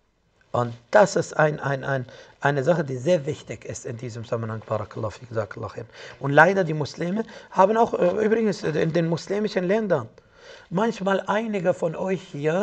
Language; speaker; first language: German; non-native, fluent; Arabic